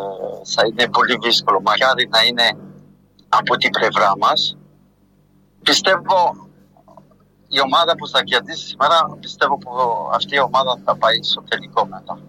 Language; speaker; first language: Greek; non-native, fluent; French